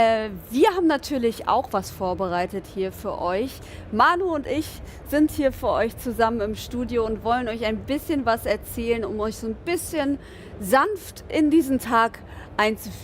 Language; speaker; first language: German; native; German